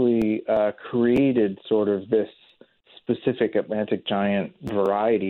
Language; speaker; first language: English; native; English